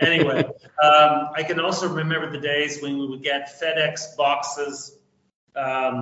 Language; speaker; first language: English; native; English